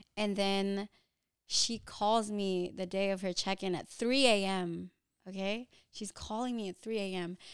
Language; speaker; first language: English; early bilingual, other home language; Filipino